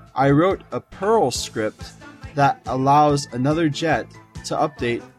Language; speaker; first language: English; native; English